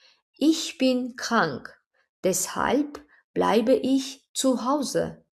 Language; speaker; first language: German; non-native, fluent; Azerbaijani